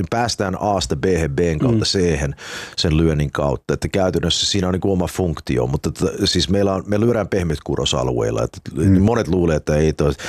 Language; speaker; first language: Finnish; early bilingual, heritage; Finnish